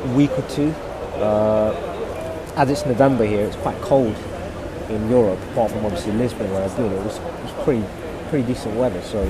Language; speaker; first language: English; native; English